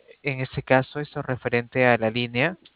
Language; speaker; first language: Spanish; native; Spanish